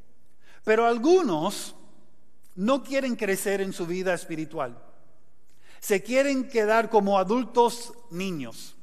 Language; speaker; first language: Spanish; non-native, fluent; English